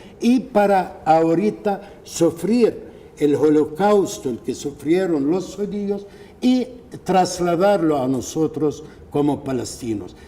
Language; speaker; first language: Spanish; non-native, fluent; Arabic